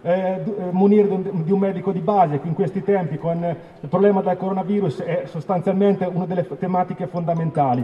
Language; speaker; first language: Italian; native; Italian